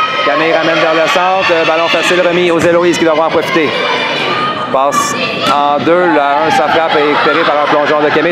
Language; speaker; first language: French; native; French